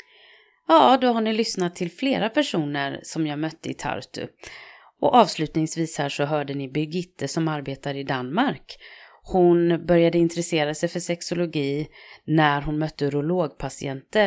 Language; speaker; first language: Swedish; native; Swedish